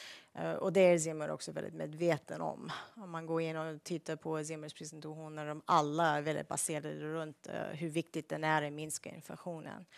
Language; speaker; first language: Swedish; non-native, fluent; English